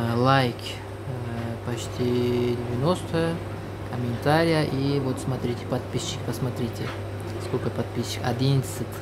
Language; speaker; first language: Russian; non-native, local second language; Uzbek